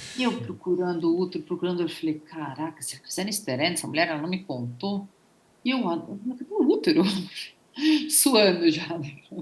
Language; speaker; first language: Portuguese; native; Portuguese